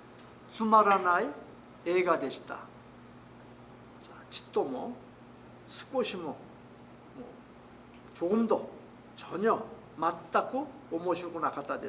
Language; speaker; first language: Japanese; non-native, fluent; Korean